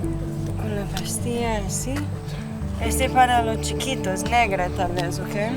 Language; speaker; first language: Spanish; non-native, learner; English